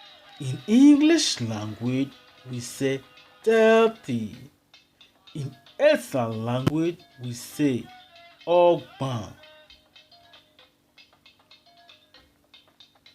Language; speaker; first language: English; non-native, local second language; Esan